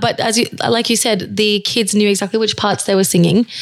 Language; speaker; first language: English; early bilingual, other home language; Spanish